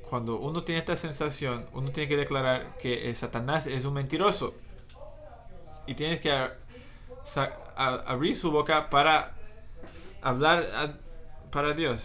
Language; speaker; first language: Spanish; non-native, fluent; English